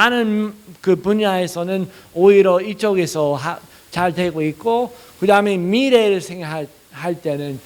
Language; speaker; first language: Korean; non-native, fluent; English